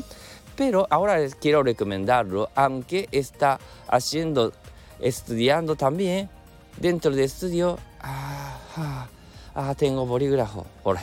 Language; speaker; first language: Spanish; non-native, learner; Japanese